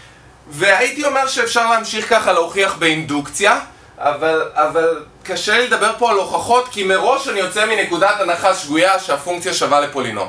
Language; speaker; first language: Hebrew; native; Hebrew